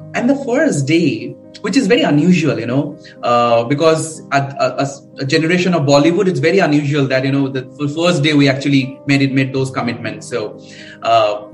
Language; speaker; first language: English; non-native, local second language; Bangla